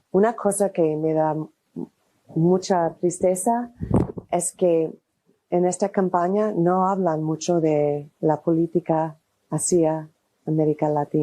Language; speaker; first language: Spanish; non-native, fluent; English